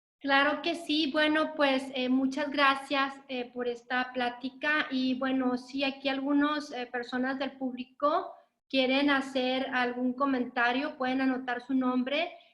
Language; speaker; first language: Spanish; native; Spanish